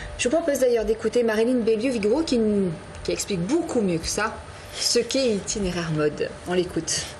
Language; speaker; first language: French; native; French